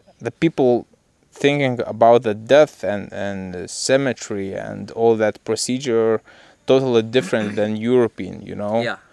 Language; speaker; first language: English; non-native, learner; Lithuanian